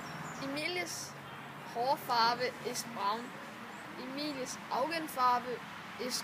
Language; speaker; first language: German; non-native, learner; Danish